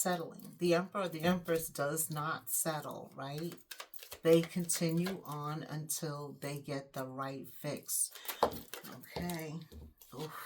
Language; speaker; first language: English; native; English